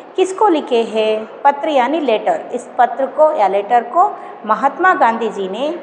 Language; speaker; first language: Hindi; non-native, local second language; Kannada